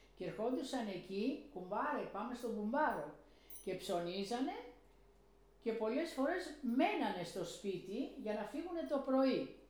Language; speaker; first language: Greek; early bilingual, heritage; Greek